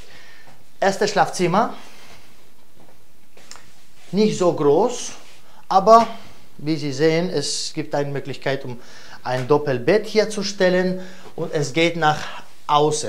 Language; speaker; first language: German; non-native, fluent; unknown